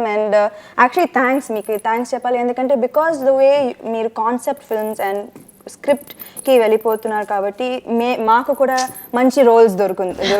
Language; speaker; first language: Telugu; non-native, fluent; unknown